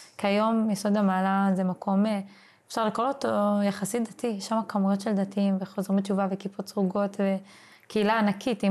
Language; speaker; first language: Hebrew; early bilingual, other home language; English